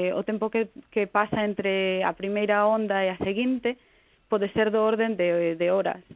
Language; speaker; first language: Galician; non-native, local second language; Spanish